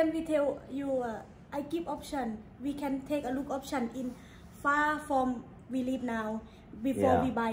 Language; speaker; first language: English; non-native, learner; Thai